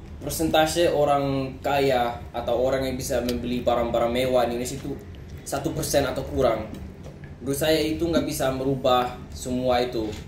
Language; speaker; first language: Indonesian; early bilingual, other home language; Dutch